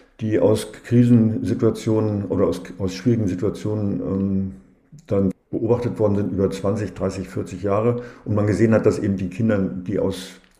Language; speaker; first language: German; native; German